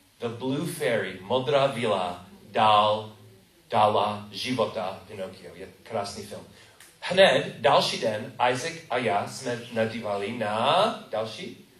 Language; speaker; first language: Czech; non-native, learner; English